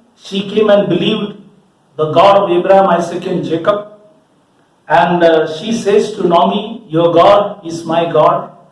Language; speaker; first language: English; non-native, local second language; Malayalam